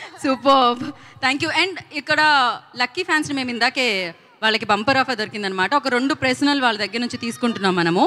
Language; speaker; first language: Telugu; native; Telugu